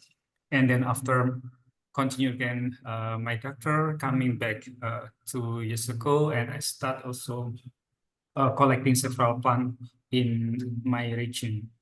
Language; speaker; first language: English; non-native, fluent; Indonesian